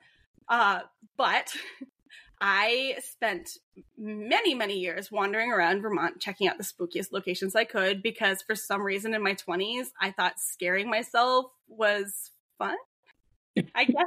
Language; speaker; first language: English; native; English